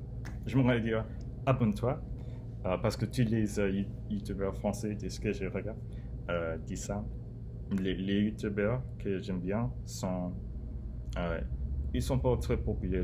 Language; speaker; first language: French; non-native, learner; English